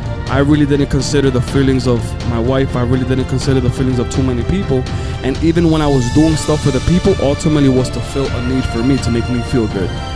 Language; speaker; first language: English; early bilingual, other home language; Spanish